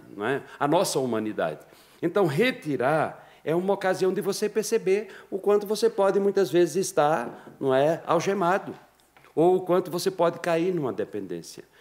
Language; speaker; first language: Portuguese; native; Portuguese